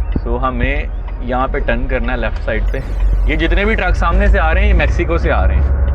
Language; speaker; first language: Urdu; non-native, local second language; Punjabi